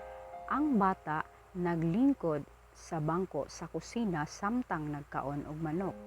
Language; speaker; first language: Cebuano; non-native, learner; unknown